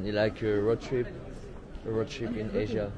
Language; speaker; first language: English; non-native, learner; French